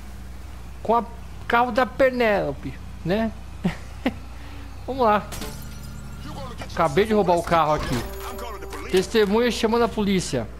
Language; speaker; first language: Portuguese; native; Portuguese